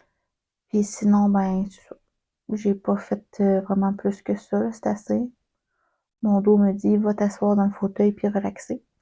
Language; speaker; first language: French; native; French